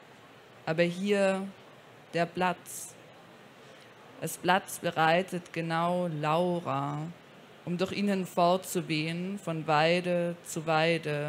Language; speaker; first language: German; native; German